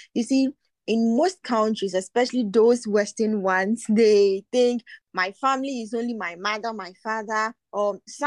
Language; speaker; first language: English; non-native, local second language; Akan